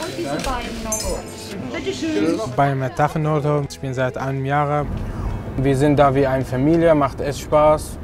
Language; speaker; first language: German; non-native, learner; Arabic